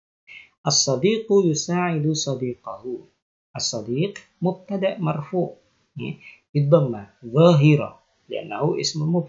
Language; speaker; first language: Arabic; non-native, fluent; Indonesian